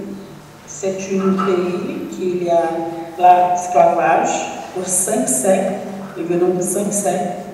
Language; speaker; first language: French; non-native, learner; Portuguese